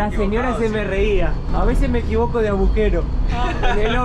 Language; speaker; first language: Spanish; native; Spanish